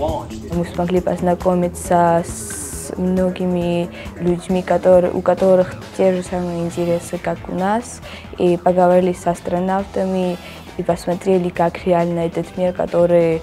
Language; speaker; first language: Russian; non-native, local second language; Georgian